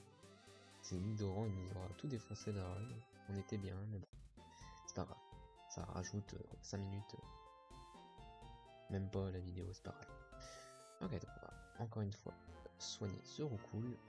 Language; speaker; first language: French; native; French